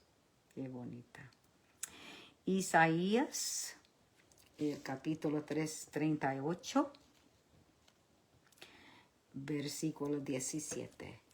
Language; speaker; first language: Spanish; early bilingual, heritage; Spanish